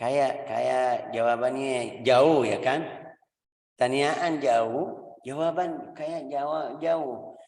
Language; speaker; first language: Indonesian; non-native, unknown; Arabic